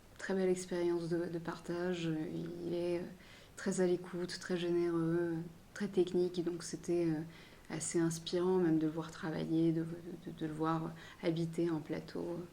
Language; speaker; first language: French; early bilingual, other home language; Romanian